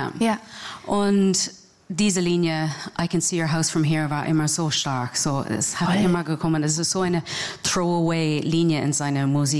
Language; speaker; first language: German; non-native, learner; English